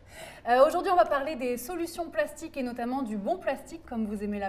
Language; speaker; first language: French; native; French